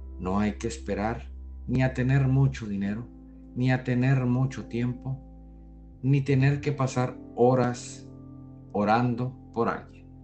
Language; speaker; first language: Spanish; native; Spanish